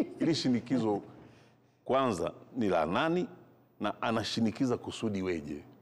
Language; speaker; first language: Swahili; non-native, local second language; Kinyarwanda